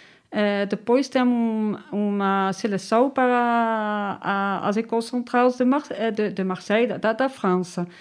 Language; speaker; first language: Portuguese; non-native, learner; Dutch